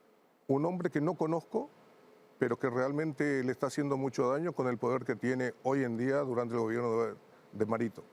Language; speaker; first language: Spanish; native; Spanish